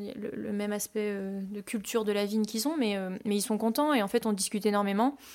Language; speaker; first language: French; native; French